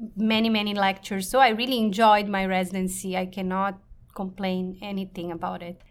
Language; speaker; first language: English; non-native, fluent; Portuguese